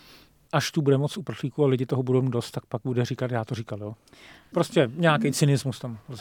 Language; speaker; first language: Czech; native; Czech